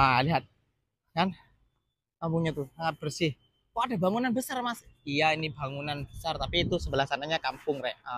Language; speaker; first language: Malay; non-native, local second language; Javanese